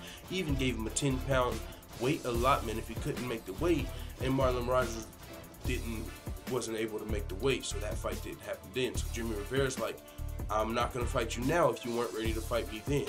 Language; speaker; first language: English; native; English